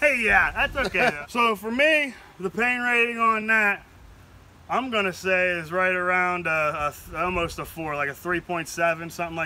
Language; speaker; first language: English; native; English